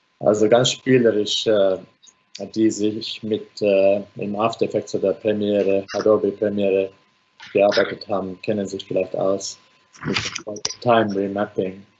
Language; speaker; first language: German; non-native, fluent; Finnish